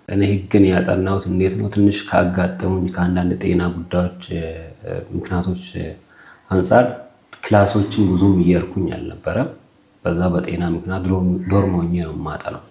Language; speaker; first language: Amharic; non-native, local second language; Oromo